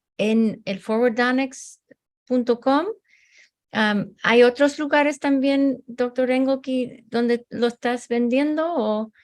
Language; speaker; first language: Spanish; non-native, fluent; English